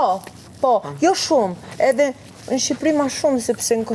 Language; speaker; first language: Albanian; non-native, learner; Italian